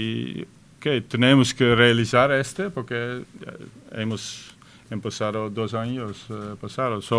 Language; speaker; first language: Spanish; non-native, fluent; Dutch